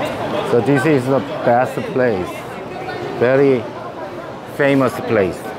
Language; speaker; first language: English; non-native, learner; Korean